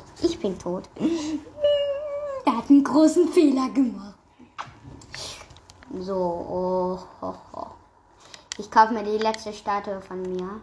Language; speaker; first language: German; native; German